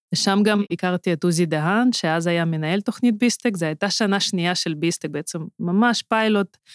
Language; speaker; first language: Hebrew; non-native, fluent; Russian